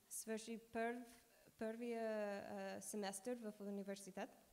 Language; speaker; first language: Bulgarian; non-native, learner; English